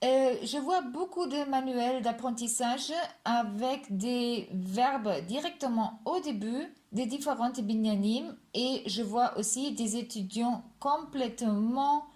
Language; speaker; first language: French; non-native, fluent; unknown